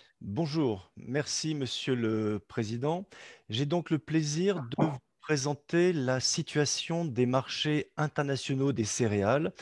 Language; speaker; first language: French; native; French